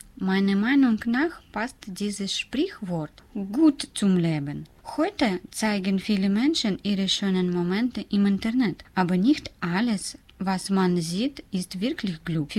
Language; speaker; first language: German; non-native, learner; Russian